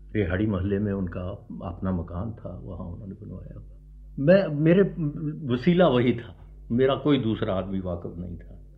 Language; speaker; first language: Hindi; native; Hindi